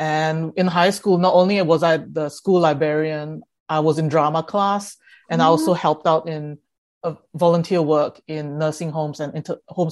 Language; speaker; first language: English; early bilingual, other home language; Indonesian